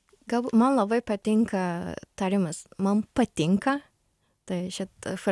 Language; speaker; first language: Lithuanian; non-native, learner; Japanese